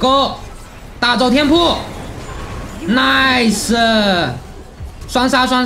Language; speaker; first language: Chinese; native; Chinese